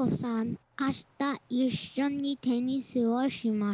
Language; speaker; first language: Japanese; non-native, learner; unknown